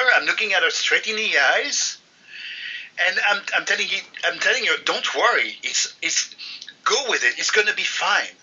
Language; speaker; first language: English; non-native, fluent; French